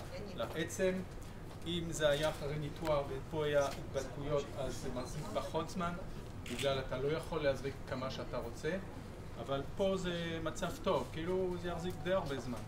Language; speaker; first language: Hebrew; non-native, fluent; French